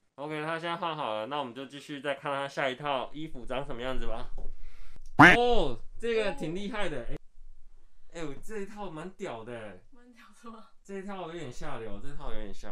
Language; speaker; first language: Chinese; native; Chinese